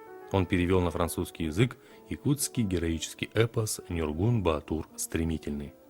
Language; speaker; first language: Russian; native; Russian